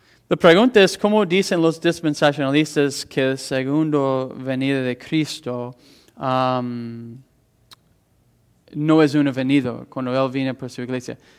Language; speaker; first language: Spanish; non-native, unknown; English